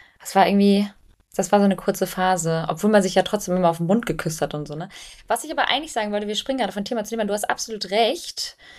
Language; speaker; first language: German; early bilingual, other home language; Albanian